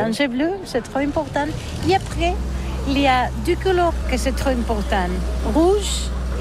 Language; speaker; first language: French; non-native, learner; Catalan